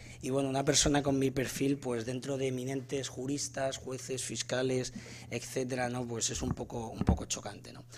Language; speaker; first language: Spanish; native; Spanish